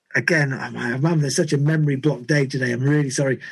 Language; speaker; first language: English; native; English